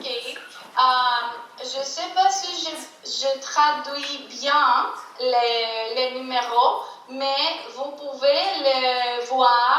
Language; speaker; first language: French; non-native, fluent; Greek